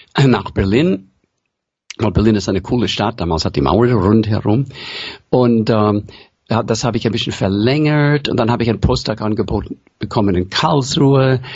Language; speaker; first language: German; early bilingual, heritage; English